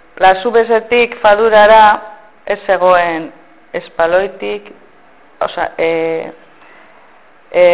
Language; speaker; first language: Basque; non-native, local second language; Spanish